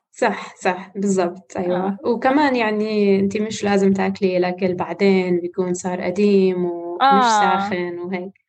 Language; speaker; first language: Arabic; non-native, fluent; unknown